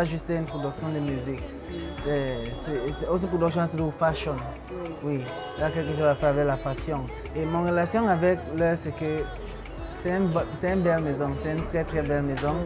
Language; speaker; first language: French; non-native, local second language; English